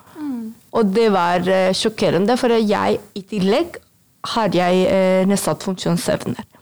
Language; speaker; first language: Norwegian; non-native, fluent; Spanish